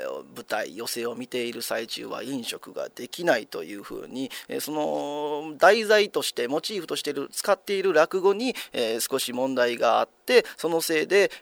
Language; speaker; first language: Japanese; native; Japanese